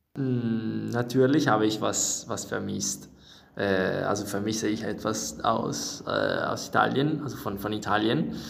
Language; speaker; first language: German; non-native, fluent; Italian